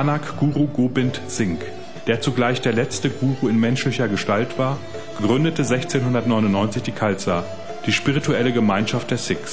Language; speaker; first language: German; native; German